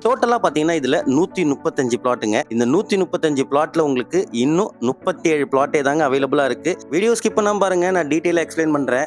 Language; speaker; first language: Tamil; native; Tamil